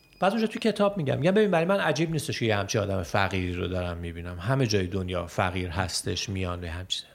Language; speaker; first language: Persian; native; Persian